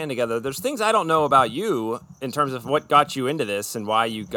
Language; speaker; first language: English; native; English